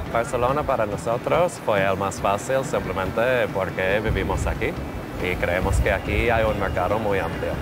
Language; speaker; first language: Spanish; non-native, fluent; English